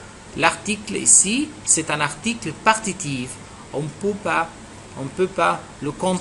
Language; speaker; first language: French; non-native, fluent; Arabic